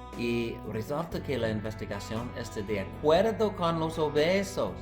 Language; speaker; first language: Spanish; non-native, fluent; English